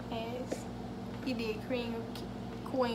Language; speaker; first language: English; native; English